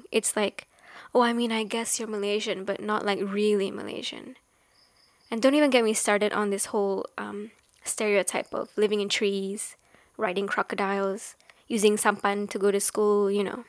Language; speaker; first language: English; non-native, local second language; Malay